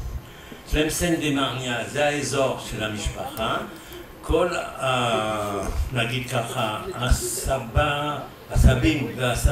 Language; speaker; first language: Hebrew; non-native, fluent; French